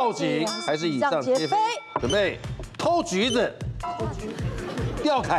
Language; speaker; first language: Chinese; native; Chinese